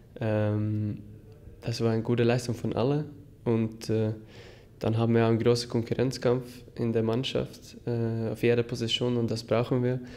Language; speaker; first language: German; non-native, fluent; Norwegian